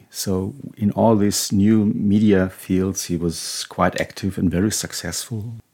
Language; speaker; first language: English; non-native, fluent; German